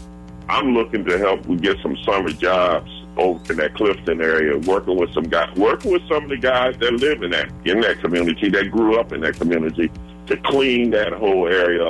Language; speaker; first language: English; native; English